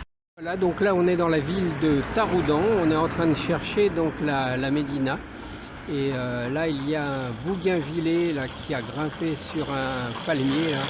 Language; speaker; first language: French; native; French